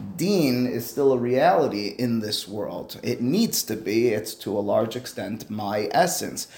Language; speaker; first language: English; native; English